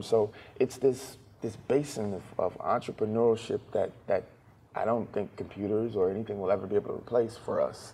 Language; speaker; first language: English; native; English